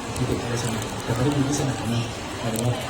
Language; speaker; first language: Thai; native; Thai